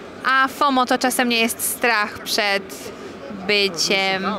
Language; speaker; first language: Polish; native; Polish